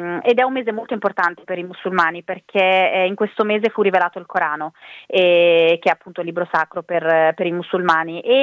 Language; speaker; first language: Italian; native; Italian